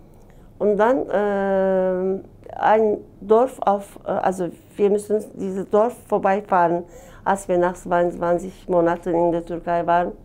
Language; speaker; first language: German; non-native, learner; Turkish